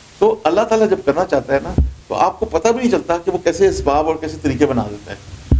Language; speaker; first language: Urdu; non-native, local second language; Punjabi